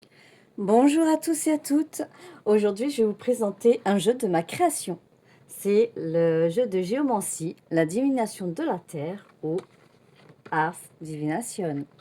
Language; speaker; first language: French; native; French